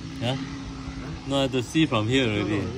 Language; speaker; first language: English; non-native, learner; Chinese